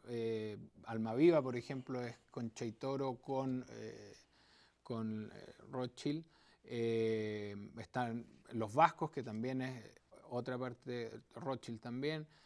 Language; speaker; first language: Spanish; native; Spanish